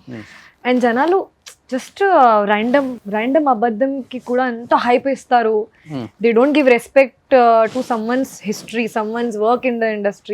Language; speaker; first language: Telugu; non-native, fluent; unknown